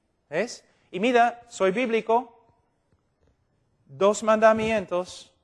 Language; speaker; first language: Spanish; non-native, fluent; English